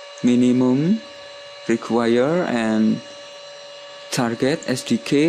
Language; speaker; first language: English; non-native, learner; Indonesian